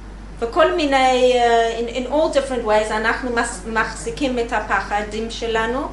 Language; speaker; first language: Hebrew; non-native, learner; English